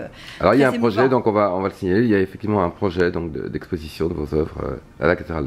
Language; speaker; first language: French; native; French